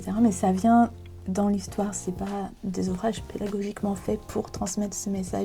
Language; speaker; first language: French; native; French